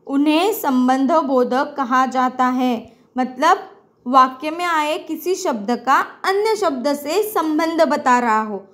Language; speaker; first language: Hindi; non-native, local second language; Marathi